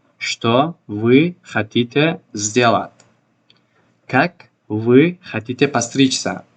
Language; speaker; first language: Russian; non-native, local second language; Tajik